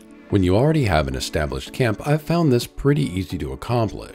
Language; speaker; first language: English; native; English